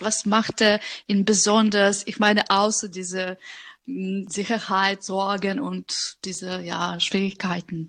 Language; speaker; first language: German; non-native, fluent; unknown